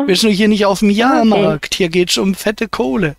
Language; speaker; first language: German; native; German